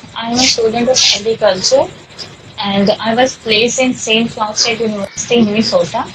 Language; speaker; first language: English; non-native, local second language; Urdu